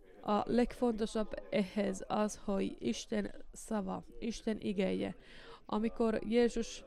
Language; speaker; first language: Hungarian; non-native, learner; Finnish